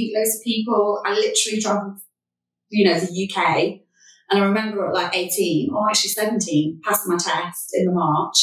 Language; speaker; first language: English; native; English